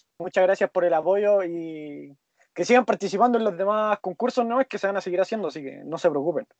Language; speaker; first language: Spanish; native; Spanish